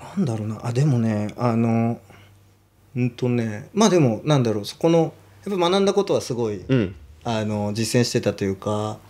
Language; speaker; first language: Japanese; native; Japanese